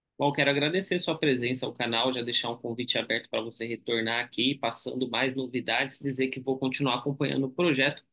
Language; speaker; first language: Portuguese; native; Portuguese